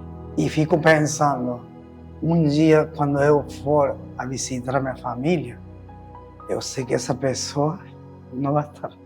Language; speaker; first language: Portuguese; non-native, fluent; Spanish